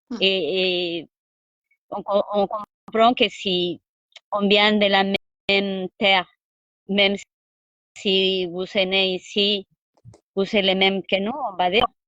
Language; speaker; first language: French; non-native, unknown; Spanish